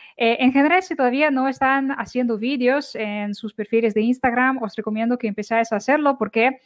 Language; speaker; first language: Spanish; non-native, fluent; Ukrainian